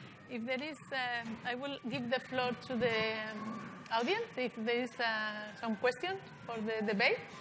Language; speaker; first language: English; non-native, fluent; Spanish